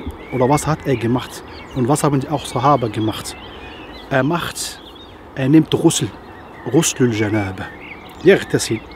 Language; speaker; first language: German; non-native, fluent; Arabic